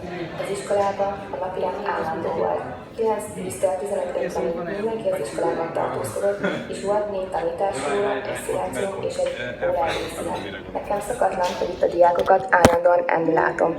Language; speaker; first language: Hungarian; non-native, learner; French